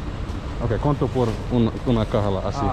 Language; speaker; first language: Spanish; non-native, learner; English